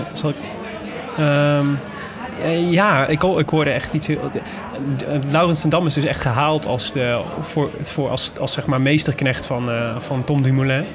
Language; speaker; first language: Dutch; native; Dutch